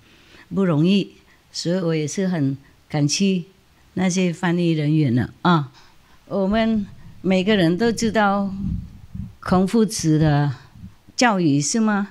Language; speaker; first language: Chinese; non-native, fluent; Vietnamese